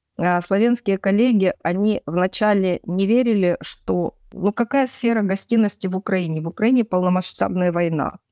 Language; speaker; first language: Russian; native; Russian